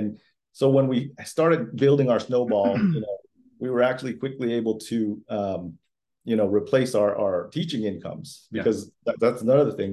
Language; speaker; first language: English; early bilingual, other home language; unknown